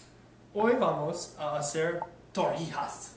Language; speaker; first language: Spanish; non-native, learner; English